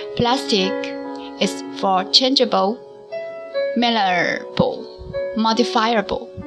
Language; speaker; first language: English; non-native, learner; Chinese